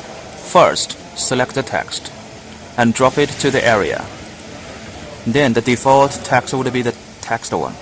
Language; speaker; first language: English; non-native, learner; Chinese